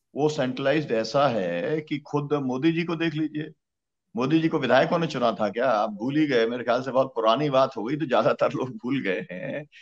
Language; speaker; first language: Hindi; native; Hindi